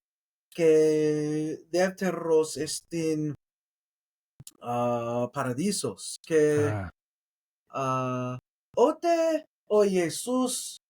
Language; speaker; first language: Greek; non-native, learner; English